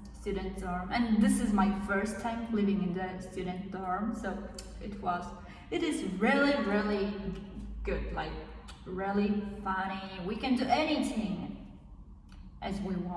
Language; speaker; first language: English; non-native, learner; Kazakh